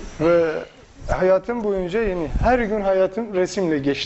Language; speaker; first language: Turkish; non-native, fluent; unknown